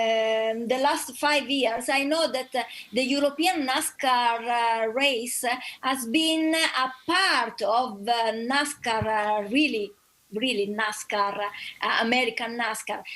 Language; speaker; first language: English; non-native, learner; Italian